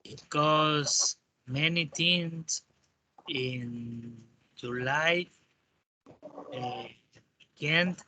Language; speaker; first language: English; non-native, learner; Spanish